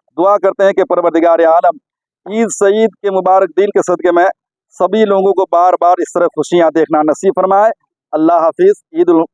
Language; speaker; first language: Hindi; non-native, local second language; Gujarati